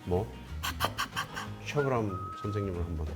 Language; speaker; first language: Korean; native; Korean